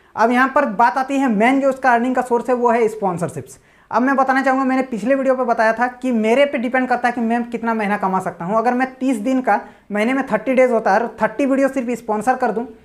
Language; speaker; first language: Hindi; native; Hindi